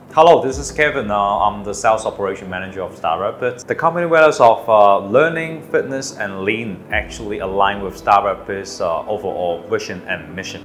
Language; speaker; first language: English; non-native, fluent; Danish